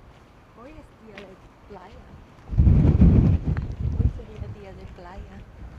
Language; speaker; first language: Spanish; non-native, learner; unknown